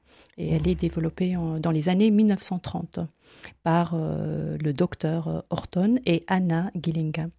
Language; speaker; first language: French; native; French